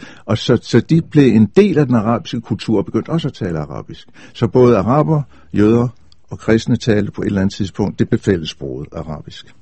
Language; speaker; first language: Danish; native; Danish